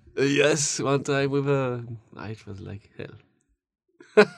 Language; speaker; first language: English; non-native, learner; French